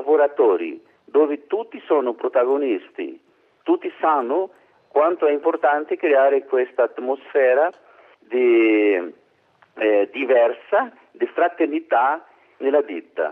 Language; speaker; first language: Italian; non-native, learner; Portuguese